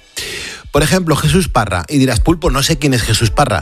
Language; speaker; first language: Spanish; native; Spanish